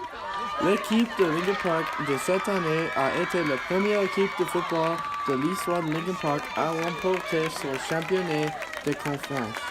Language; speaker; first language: French; non-native, learner; English